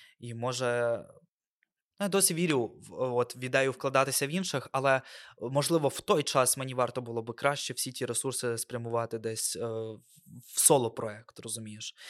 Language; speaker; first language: Ukrainian; non-native, local second language; Russian